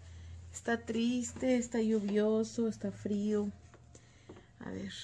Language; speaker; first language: Spanish; native; Spanish